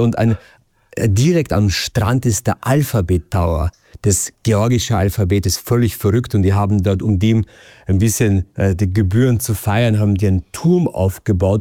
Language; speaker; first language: German; native; German